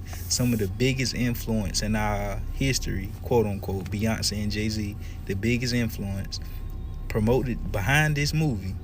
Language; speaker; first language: English; native; English